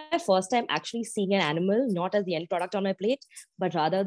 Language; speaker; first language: English; non-native, local second language; Malayalam